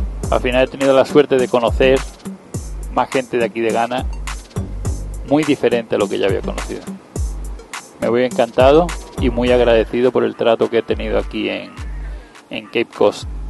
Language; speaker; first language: Spanish; native; Spanish